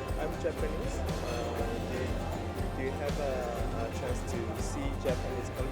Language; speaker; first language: English; non-native, learner; Japanese